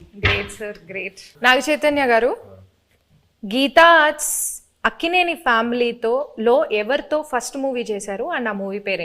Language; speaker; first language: Telugu; native; Telugu